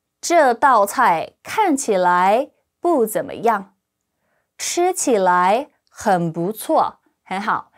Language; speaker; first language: Chinese; non-native, fluent; Korean